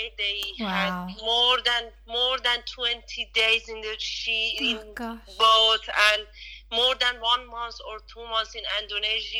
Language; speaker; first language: English; non-native, learner; Persian